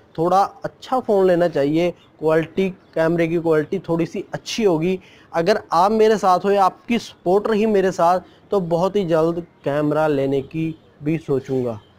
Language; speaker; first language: Hindi; non-native, local second language; Punjabi